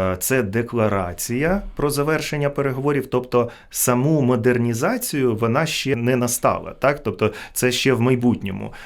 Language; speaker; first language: Ukrainian; native; Ukrainian